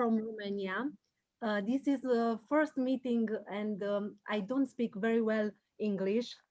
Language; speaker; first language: English; non-native, learner; Romanian